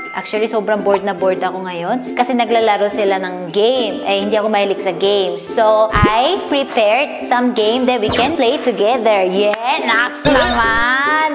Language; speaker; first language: Filipino; non-native, fluent; Korean